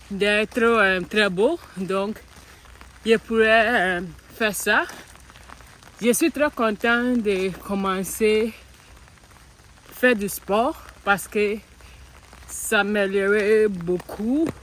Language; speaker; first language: French; non-native, learner; English